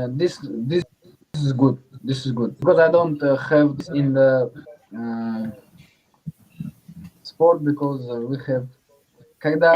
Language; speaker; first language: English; non-native, learner; Uzbek